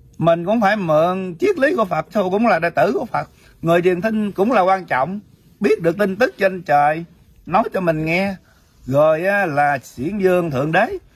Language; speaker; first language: Vietnamese; early bilingual, heritage; Vietnamese